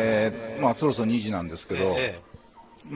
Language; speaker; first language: Japanese; native; Japanese